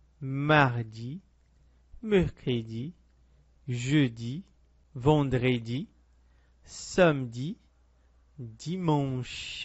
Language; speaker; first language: French; non-native, fluent; Portuguese